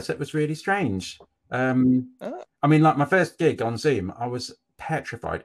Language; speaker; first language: English; native; English